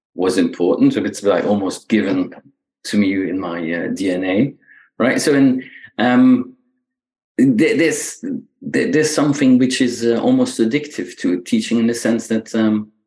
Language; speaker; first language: English; non-native, fluent; Dutch